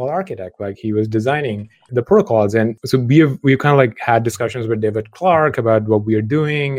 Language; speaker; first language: English; non-native, local second language; Punjabi